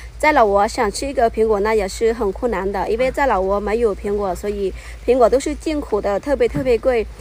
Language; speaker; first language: Chinese; non-native, fluent; Lao